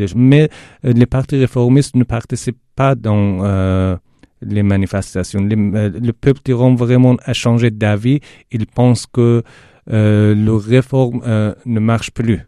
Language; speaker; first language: French; non-native, fluent; Persian